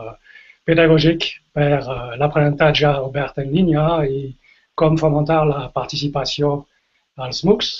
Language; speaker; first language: Catalan; non-native, fluent; French